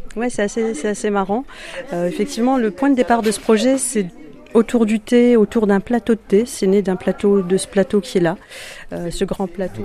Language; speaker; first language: French; native; French